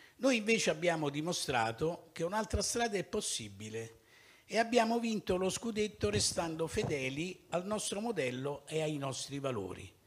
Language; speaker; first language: Italian; native; Italian